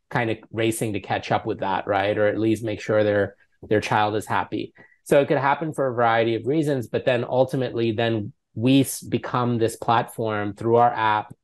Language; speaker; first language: English; native; English